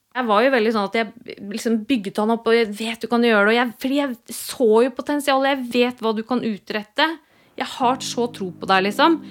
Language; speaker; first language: Norwegian; native; Norwegian